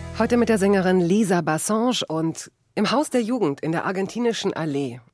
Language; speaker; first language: German; native; German